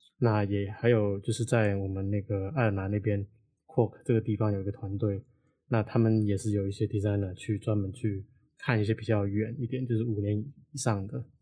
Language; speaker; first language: Chinese; non-native, local second language; Cantonese